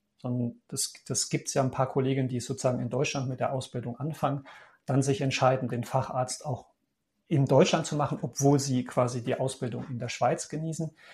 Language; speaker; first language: German; native; German